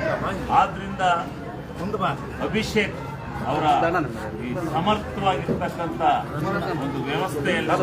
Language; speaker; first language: Kannada; native; Kannada